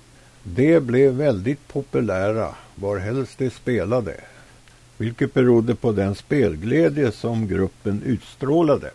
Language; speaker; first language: Swedish; native; Swedish